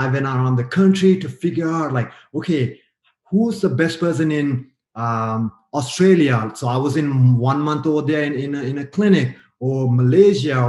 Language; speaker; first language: English; non-native, fluent; Sinhala